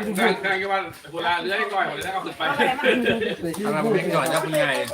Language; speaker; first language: Thai; non-native, local second language; Lao